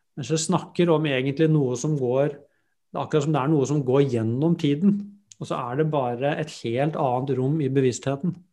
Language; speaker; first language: Norwegian; native; Norwegian